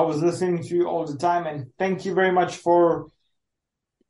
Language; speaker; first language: English; non-native, fluent; Czech